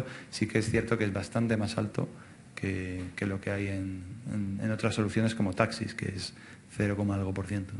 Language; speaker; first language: Spanish; native; Spanish